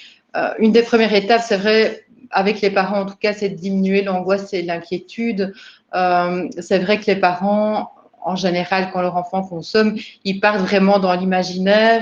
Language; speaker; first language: French; native; French